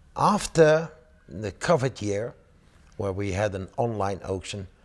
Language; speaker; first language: English; non-native, fluent; Dutch